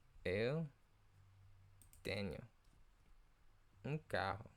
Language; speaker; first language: Portuguese; non-native, learner; English